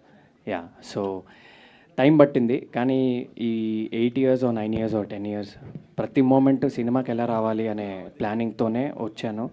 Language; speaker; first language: Telugu; native; Telugu